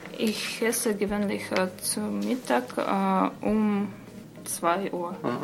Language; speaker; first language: German; non-native, learner; Russian